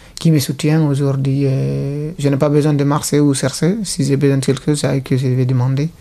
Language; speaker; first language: French; non-native, local second language; Fula